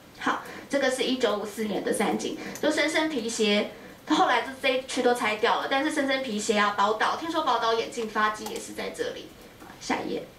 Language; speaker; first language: Chinese; native; Chinese